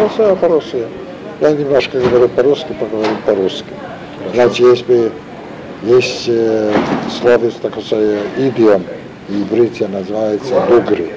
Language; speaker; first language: Russian; non-native, learner; Hebrew